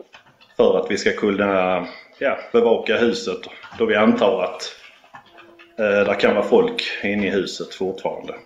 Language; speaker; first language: Swedish; native; Swedish